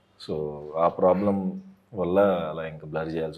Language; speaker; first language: Telugu; native; Telugu